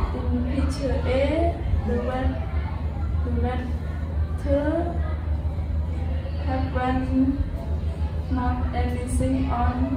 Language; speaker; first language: English; non-native, learner; Khmer